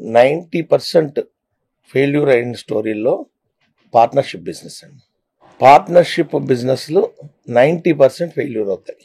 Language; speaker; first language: Telugu; native; Telugu